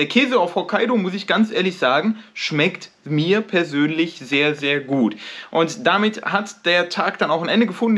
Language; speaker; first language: German; native; German